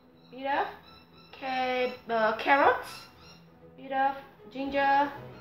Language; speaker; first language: English; non-native, fluent; Vietnamese